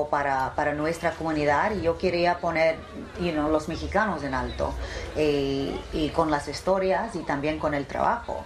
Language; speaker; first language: Spanish; early bilingual, heritage; English